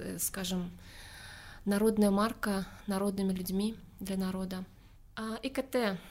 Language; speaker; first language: Russian; non-native, local second language; Tajik